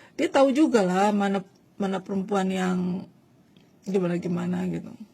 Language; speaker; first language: Indonesian; native; Indonesian